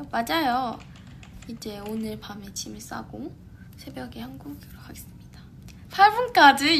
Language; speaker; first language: Korean; native; Korean